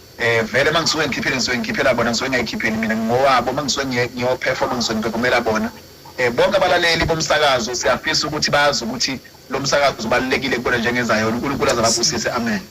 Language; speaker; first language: Zulu; native; Zulu